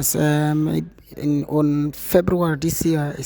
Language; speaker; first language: English; non-native, learner; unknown